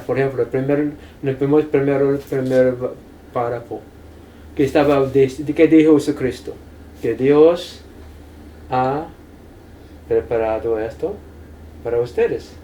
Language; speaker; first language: Spanish; non-native, fluent; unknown